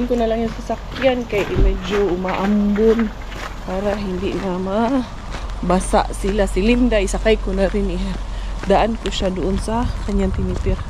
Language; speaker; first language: Filipino; non-native, local second language; Cebuano